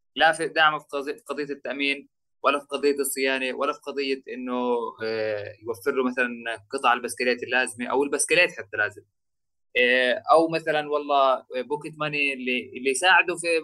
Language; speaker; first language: Arabic; native; Arabic